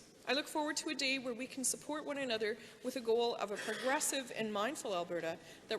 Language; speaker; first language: English; native; English